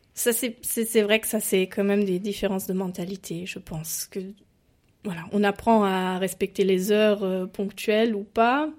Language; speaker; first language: French; non-native, fluent; German